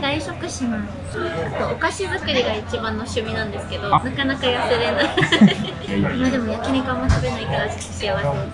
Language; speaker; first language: Japanese; non-native, fluent; English